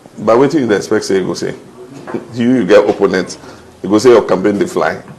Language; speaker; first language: Nigerian Pidgin; non-native, fluent; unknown